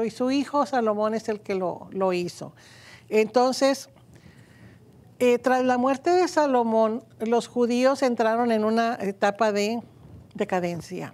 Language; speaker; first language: Spanish; native; Spanish